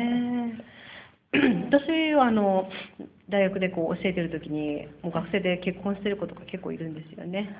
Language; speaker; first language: Japanese; native; Japanese